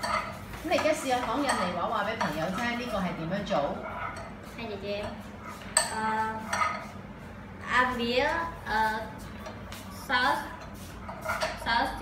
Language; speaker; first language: Cantonese; native; Cantonese